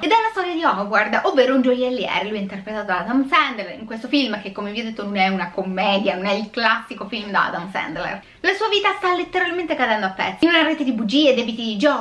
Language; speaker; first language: Italian; native; Italian